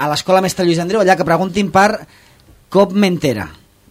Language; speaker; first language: Catalan; native; Catalan